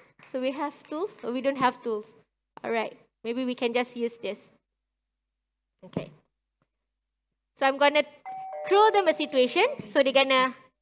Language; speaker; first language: English; non-native, local second language; Malay